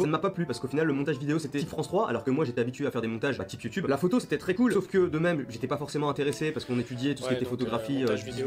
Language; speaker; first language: French; native; French